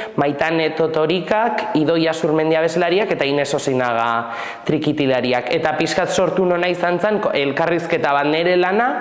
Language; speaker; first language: Basque; native; Basque